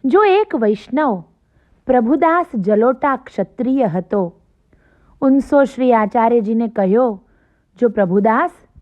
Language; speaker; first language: Hindi; non-native, local second language; Gujarati